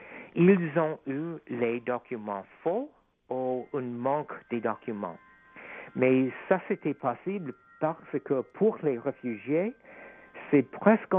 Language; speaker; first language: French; non-native, fluent; English